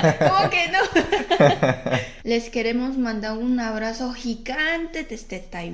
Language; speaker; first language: Spanish; non-native, fluent; Chinese